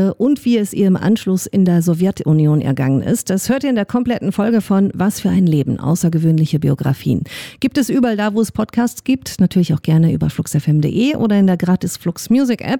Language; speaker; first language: German; native; German